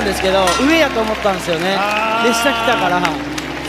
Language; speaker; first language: Japanese; native; Japanese